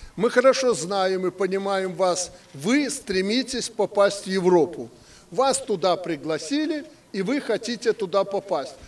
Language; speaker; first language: Russian; native; Russian